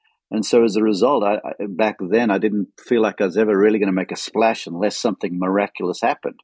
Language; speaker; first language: English; native; English